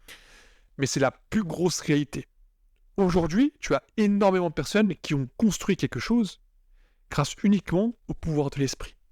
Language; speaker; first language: French; native; French